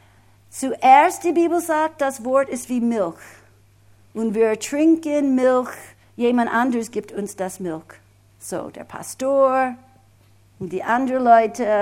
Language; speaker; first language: German; non-native, fluent; English